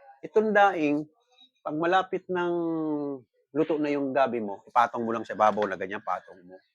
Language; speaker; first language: Filipino; non-native, local second language; Bikol